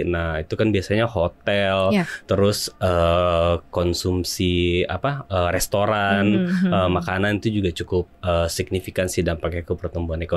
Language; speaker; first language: Indonesian; native; Indonesian